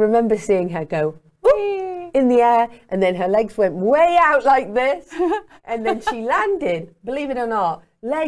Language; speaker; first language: English; native; English